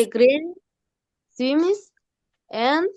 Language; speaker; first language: English; non-native, learner; Kyrgyz